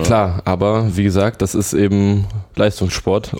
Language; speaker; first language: German; native; German